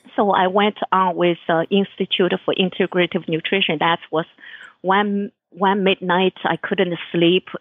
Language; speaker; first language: English; non-native, fluent; Chinese